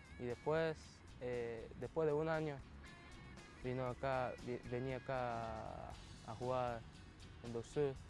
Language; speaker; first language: Spanish; non-native, fluent; Japanese